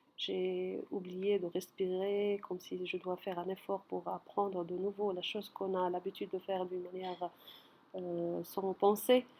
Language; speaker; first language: French; non-native, fluent; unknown